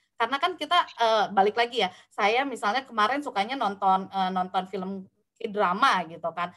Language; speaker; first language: Indonesian; native; Indonesian